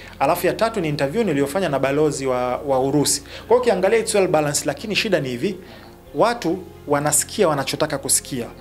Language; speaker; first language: Swahili; native; Swahili